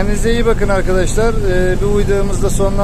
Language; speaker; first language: Turkish; native; Turkish